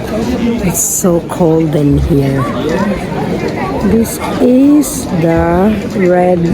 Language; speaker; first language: English; non-native, local second language; Filipino